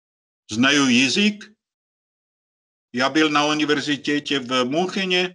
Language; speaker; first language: Russian; non-native, learner; Slovak